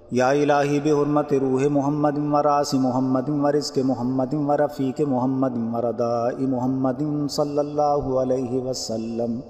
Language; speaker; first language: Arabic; non-native, learner; Urdu